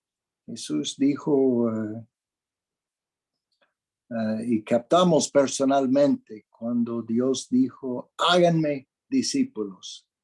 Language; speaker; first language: Spanish; non-native, fluent; English